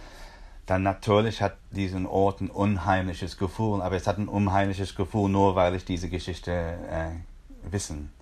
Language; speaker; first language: German; non-native, fluent; English